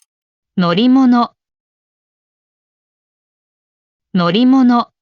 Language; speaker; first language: Japanese; native; Japanese